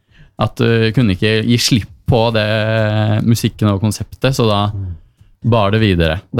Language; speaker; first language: Norwegian; native; Norwegian